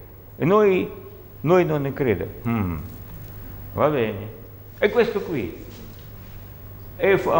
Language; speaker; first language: Italian; non-native, learner; Russian